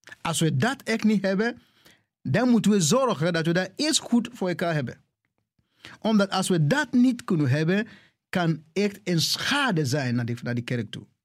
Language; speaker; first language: Dutch; non-native, fluent; English